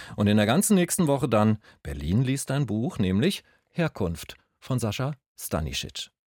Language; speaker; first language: German; native; German